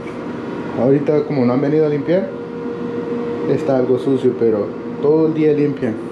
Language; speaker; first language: Spanish; native; Spanish